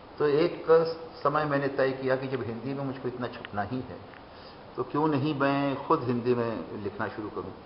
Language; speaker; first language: Hindi; non-native, local second language; Bangla